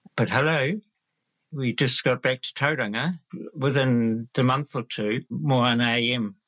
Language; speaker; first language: English; native; English